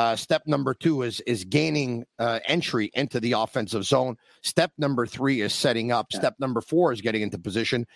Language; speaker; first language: English; native; English